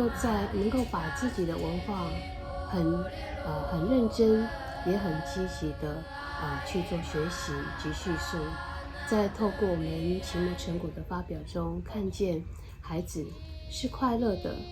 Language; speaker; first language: Chinese; native; Chinese